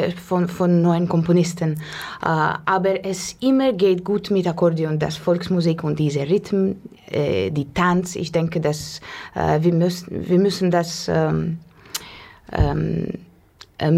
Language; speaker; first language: German; non-native, learner; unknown